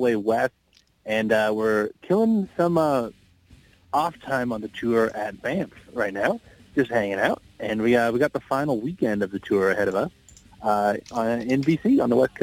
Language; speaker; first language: English; native; English